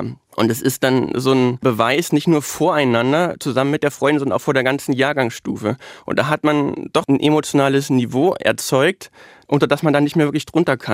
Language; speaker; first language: German; native; German